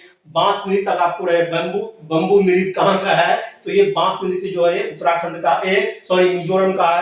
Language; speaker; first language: Hindi; native; Hindi